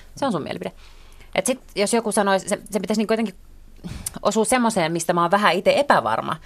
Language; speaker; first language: Finnish; non-native, local second language; Swedish